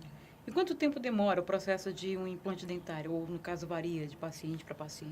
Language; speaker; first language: Portuguese; native; Portuguese